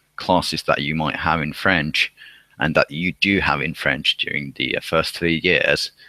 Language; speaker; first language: English; non-native, fluent; Finnish